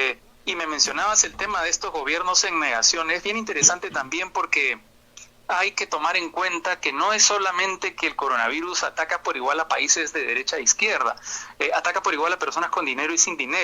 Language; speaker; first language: Spanish; native; Spanish